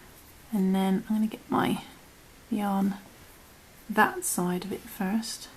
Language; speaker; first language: English; native; English